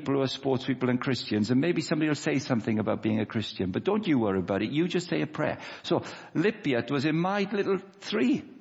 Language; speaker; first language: English; native; English